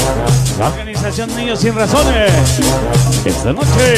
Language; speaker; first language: Spanish; native; Spanish